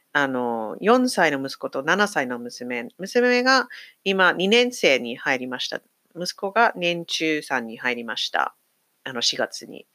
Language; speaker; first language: Japanese; non-native, fluent; English